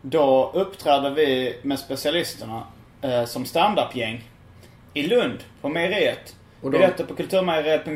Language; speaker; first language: Swedish; native; Swedish